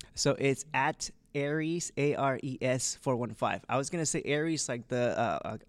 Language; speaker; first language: English; early bilingual, other home language; Chinese